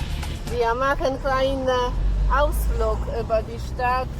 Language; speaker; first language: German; non-native, learner; Polish